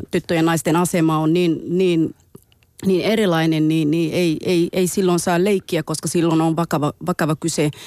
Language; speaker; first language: Finnish; non-native, fluent; Somali